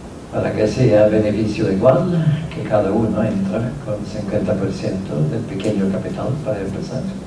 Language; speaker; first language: Spanish; non-native, fluent; Norwegian